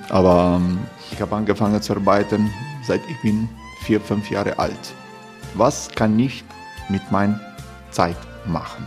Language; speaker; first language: German; non-native, fluent; Croatian